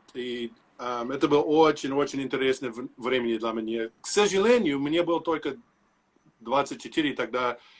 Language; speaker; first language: Russian; non-native, learner; English